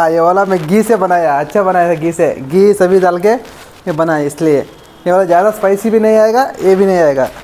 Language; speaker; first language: Hindi; non-native, local second language; Kannada